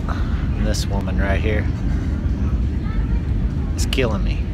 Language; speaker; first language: English; native; English